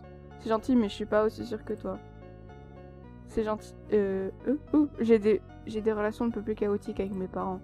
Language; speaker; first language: French; native; French